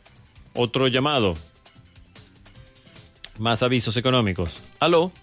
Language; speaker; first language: Spanish; native; Spanish